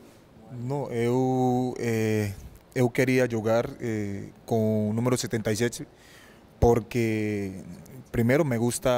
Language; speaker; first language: Portuguese; non-native, learner; Spanish